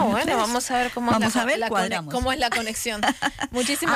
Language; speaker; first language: Spanish; native; Spanish